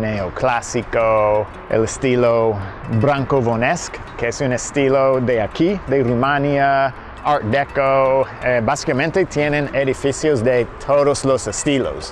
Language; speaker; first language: Spanish; non-native, fluent; English